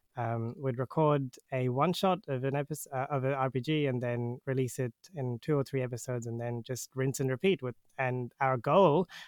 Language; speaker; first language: English; native; English